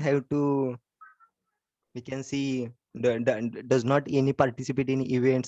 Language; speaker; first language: English; non-native, learner; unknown